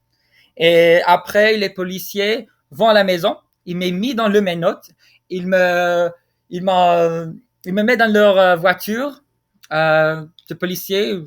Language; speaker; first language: French; non-native, fluent; English